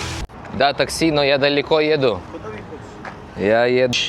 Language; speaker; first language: Russian; non-native, learner; Lithuanian